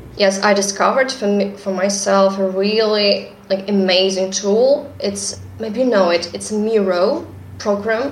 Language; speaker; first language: English; non-native, fluent; Russian